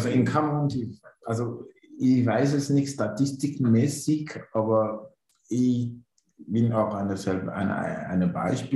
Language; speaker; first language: German; non-native, learner; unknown